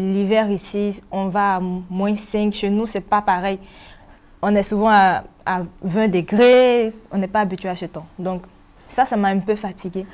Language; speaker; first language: French; non-native, local second language; Malagasy